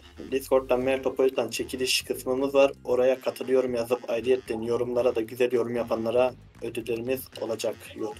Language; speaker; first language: Turkish; native; Turkish